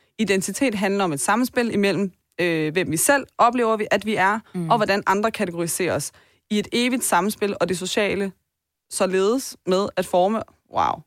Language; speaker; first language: Danish; early bilingual, other home language; Persian